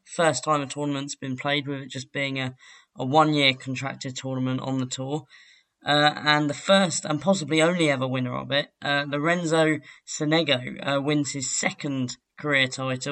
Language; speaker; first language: English; native; English